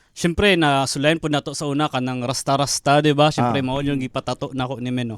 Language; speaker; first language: Cebuano; non-native, local second language; Hiligaynon